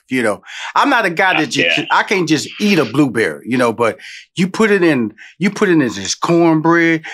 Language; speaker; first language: English; native; English